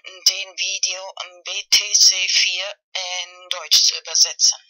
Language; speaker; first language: German; non-native, fluent; Spanish